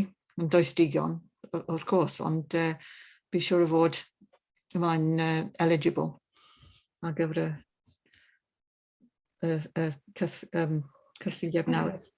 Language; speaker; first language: Welsh; non-native, learner; English